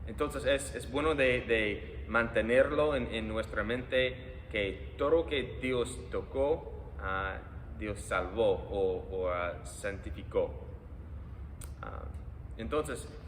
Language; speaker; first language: Spanish; non-native, fluent; English